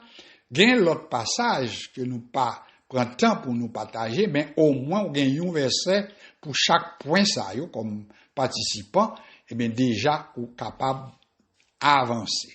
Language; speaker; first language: French; non-native, local second language; Haitian Creole